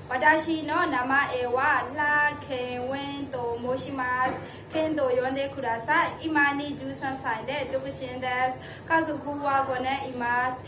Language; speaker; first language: Japanese; non-native, learner; Burmese